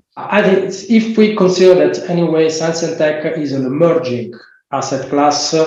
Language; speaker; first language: English; non-native, fluent; Italian